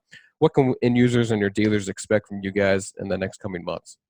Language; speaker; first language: English; native; English